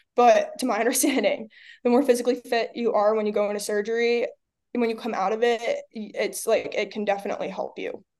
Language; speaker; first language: English; native; English